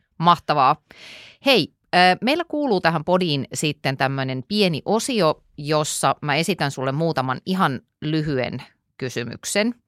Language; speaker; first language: Finnish; native; Finnish